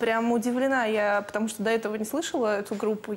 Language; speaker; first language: Russian; native; Russian